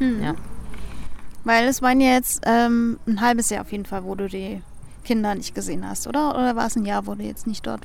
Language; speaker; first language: German; native; German